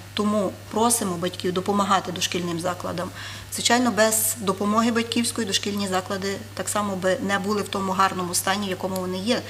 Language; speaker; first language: Ukrainian; native; Ukrainian